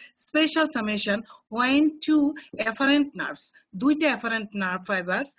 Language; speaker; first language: English; non-native, local second language; Bangla